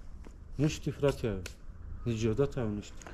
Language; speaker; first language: Romanian; non-native, learner; Turkish